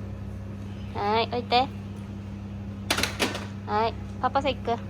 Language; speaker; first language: Japanese; non-native, fluent; Filipino